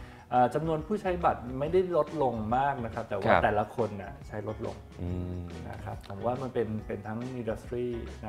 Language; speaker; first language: Thai; native; Thai